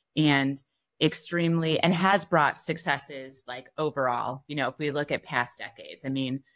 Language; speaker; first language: English; native; English